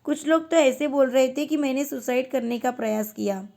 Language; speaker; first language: Hindi; non-native, local second language; Marathi